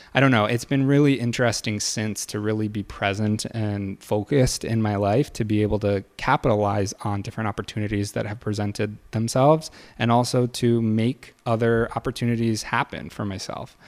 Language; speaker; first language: English; native; English